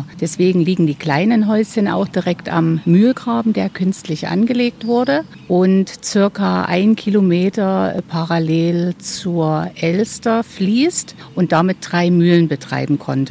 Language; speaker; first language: German; native; German